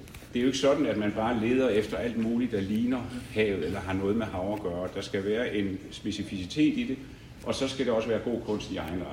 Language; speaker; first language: Danish; native; Danish